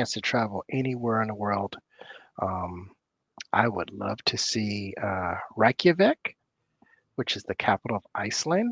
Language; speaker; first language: English; native; English